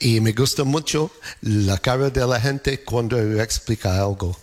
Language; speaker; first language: Spanish; non-native, learner; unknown